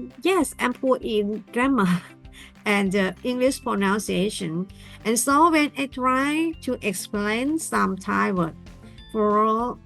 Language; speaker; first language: English; non-native, learner; Thai